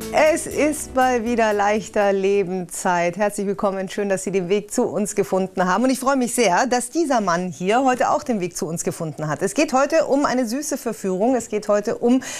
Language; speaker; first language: German; native; German